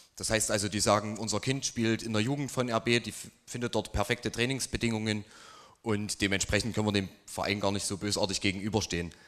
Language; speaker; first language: German; native; German